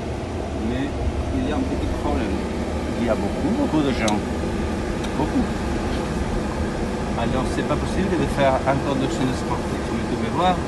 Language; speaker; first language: French; non-native, learner; Spanish